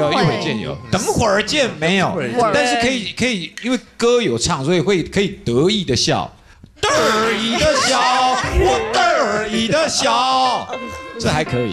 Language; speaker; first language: Chinese; native; Chinese